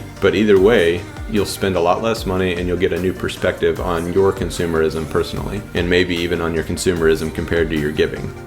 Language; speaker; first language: English; native; English